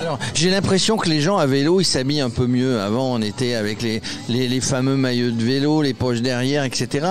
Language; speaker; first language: French; native; French